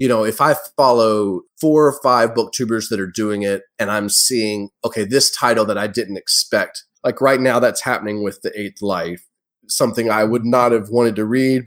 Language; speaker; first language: English; native; English